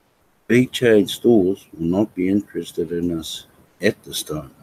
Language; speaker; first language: English; native; English